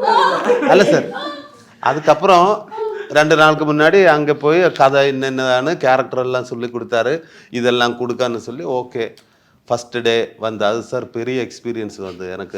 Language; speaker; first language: Tamil; non-native, learner; Malayalam